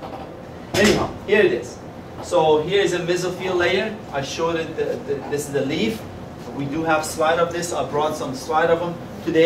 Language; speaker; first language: English; non-native, fluent; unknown